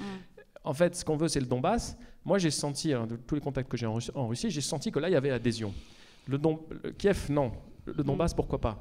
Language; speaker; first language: French; native; French